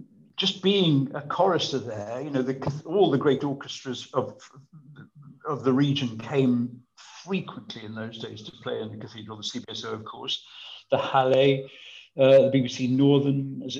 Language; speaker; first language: English; native; English